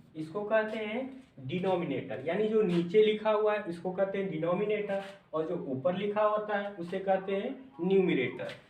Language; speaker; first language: Hindi; native; Hindi